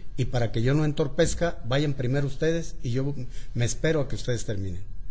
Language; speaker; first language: Spanish; native; Spanish